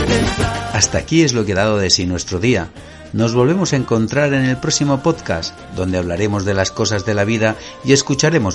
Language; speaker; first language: Spanish; native; Spanish